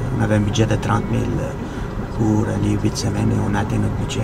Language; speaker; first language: French; native; French